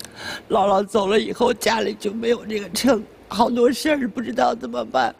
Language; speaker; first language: Chinese; native; Chinese